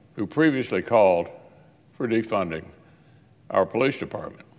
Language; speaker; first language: English; native; English